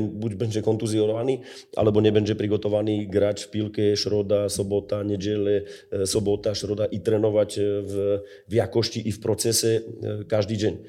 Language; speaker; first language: Polish; non-native, learner; Slovak